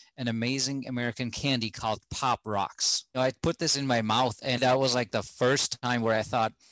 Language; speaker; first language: English; non-native, fluent; German